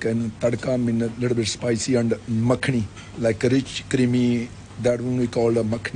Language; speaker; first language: English; non-native, local second language; Punjabi